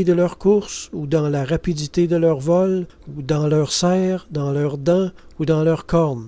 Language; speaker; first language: French; native; French